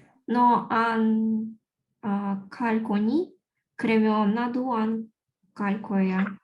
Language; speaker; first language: Korean; non-native, learner; Russian